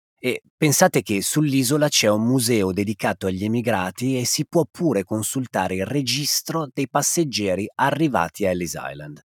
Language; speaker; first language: Italian; native; Italian